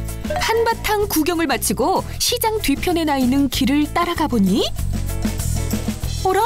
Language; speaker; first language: Korean; native; Korean